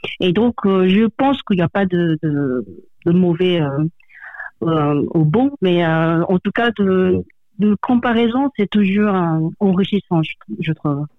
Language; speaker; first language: French; non-native, fluent; Japanese